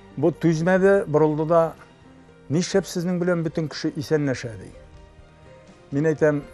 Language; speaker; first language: Tatar; native; Tatar